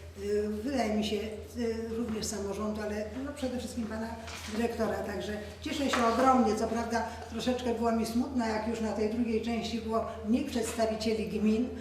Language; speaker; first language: Polish; native; Polish